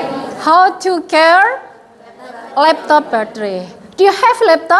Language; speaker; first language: English; non-native, fluent; Indonesian